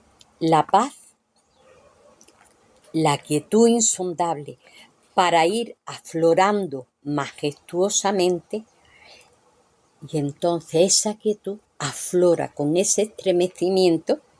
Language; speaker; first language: Spanish; native; Spanish